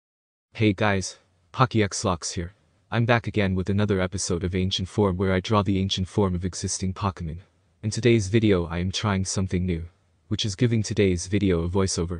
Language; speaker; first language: English; non-native, fluent; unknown